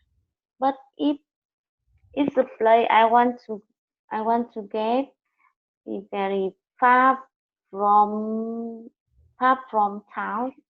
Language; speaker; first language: English; non-native, learner; Vietnamese